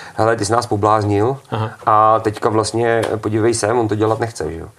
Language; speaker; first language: Czech; native; Czech